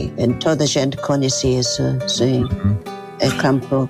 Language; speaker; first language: Portuguese; non-native, fluent; English